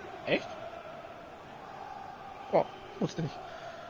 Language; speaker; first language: German; native; German